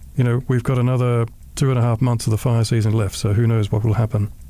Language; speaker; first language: English; native; English